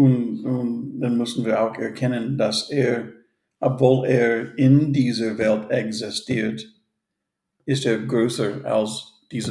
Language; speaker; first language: German; non-native, fluent; English